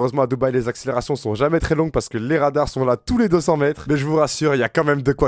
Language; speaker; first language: French; native; French